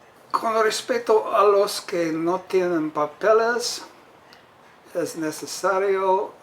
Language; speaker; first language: Spanish; non-native, fluent; English